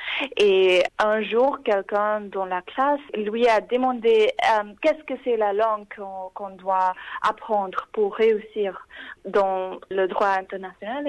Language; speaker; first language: French; non-native, fluent; English